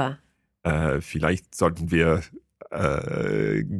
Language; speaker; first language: German; non-native, fluent; English